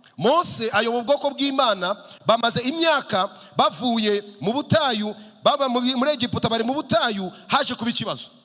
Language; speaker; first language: Kinyarwanda; native; Kinyarwanda